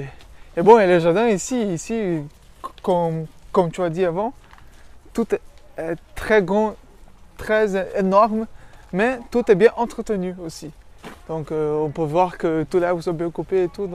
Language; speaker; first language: French; non-native, fluent; Portuguese